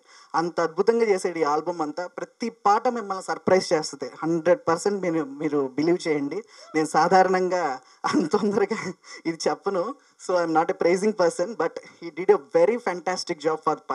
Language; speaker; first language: Telugu; native; Telugu